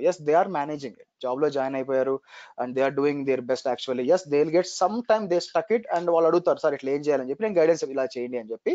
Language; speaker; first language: Telugu; native; Telugu